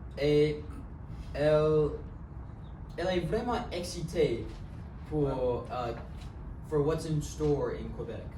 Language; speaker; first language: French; non-native, learner; English